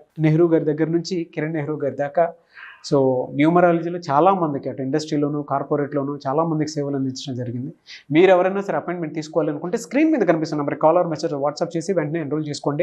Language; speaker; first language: Telugu; native; Telugu